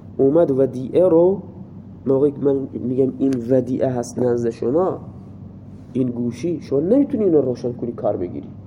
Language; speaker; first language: Persian; non-native, local second language; Baluchi